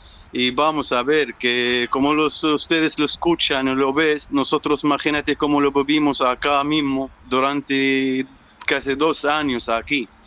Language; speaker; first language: Spanish; non-native, learner; Arabic